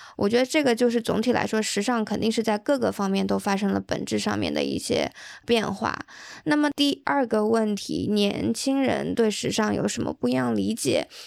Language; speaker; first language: Chinese; native; Chinese